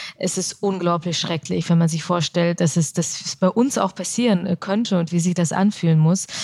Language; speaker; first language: German; early bilingual, other home language; Russian